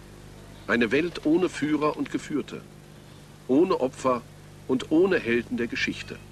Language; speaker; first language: German; native; German